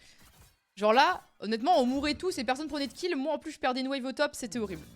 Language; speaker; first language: French; native; French